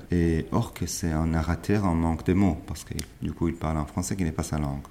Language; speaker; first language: French; non-native, fluent; Hebrew